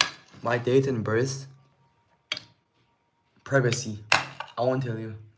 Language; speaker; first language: English; non-native, fluent; Korean